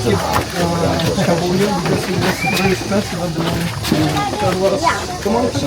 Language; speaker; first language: English; non-native, learner; Indonesian